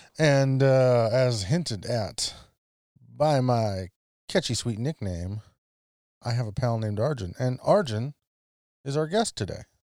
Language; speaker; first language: English; native; English